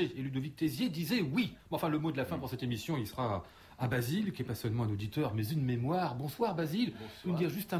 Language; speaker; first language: French; native; French